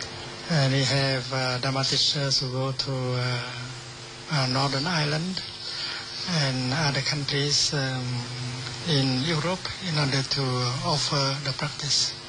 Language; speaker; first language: English; non-native, fluent; Vietnamese